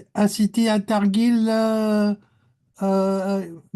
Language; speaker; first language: Hebrew; non-native, learner; French